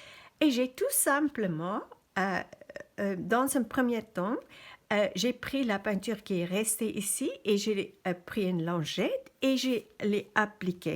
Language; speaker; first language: French; non-native, fluent; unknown